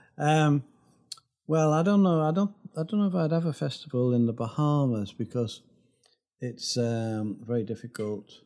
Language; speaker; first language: English; native; English